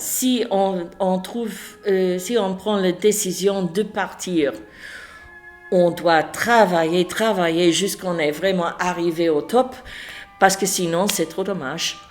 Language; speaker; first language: French; non-native, fluent; English